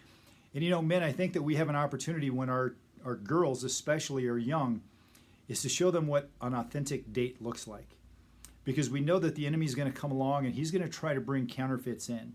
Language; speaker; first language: English; native; English